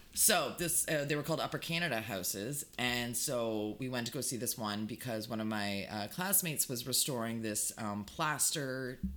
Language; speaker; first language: English; native; English